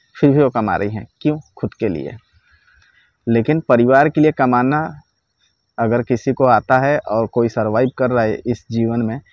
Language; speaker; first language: Hindi; native; Hindi